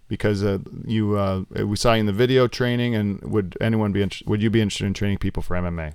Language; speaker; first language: English; native; English